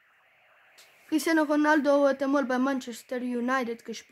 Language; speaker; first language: German; non-native, learner; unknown